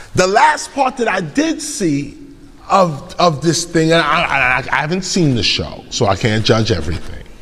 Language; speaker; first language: English; native; English